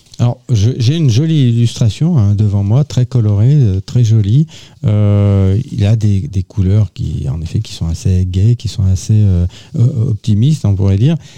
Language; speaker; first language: French; native; French